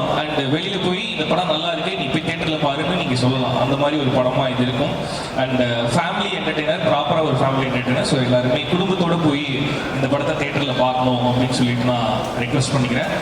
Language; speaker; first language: Tamil; native; Tamil